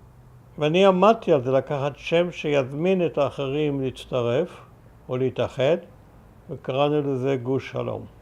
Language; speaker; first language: Hebrew; early bilingual, other home language; German